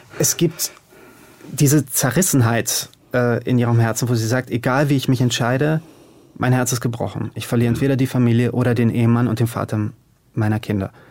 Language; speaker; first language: German; early bilingual, other home language; Hungarian